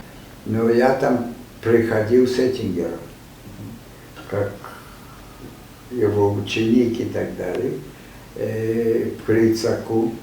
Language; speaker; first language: Russian; non-native, fluent; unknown